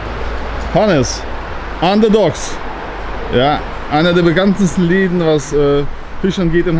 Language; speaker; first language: German; native; German